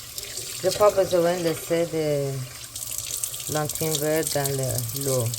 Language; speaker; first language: French; non-native, learner; Persian